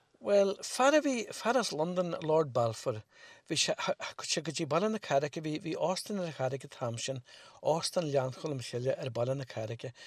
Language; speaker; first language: Irish; native; Irish